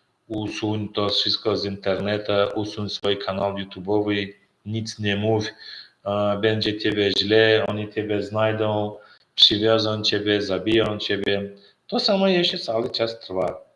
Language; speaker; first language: Polish; non-native, learner; Turkmen